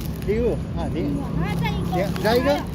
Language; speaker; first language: Chinese; non-native, learner; Filipino